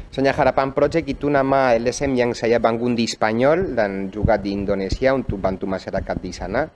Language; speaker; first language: Indonesian; non-native, fluent; Spanish